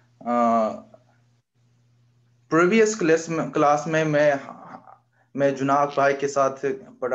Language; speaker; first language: Hindi; non-native, learner; Korean